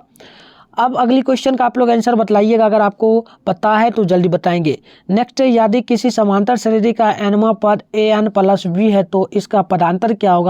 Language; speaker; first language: Hindi; native; Hindi